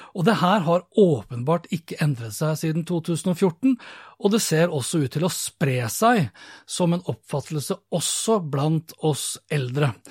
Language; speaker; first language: Norwegian; native; Norwegian